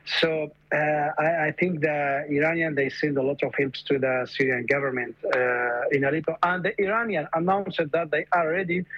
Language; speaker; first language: English; non-native, fluent; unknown